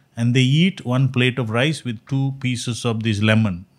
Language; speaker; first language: English; non-native, local second language; Konkani